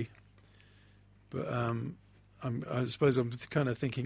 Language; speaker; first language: English; native; English